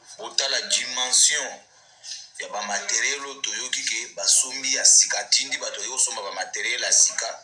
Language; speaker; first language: Lingala; non-native, local second language; Luba-Lulua